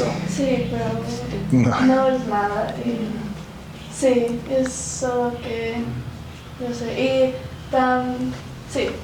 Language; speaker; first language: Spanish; non-native, learner; English